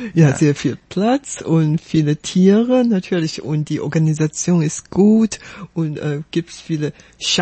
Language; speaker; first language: German; non-native, fluent; Chinese